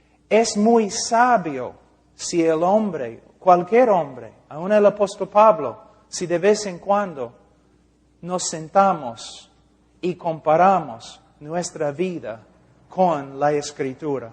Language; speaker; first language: Spanish; non-native, fluent; English